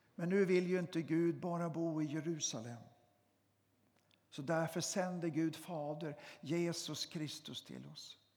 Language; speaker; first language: Swedish; native; Swedish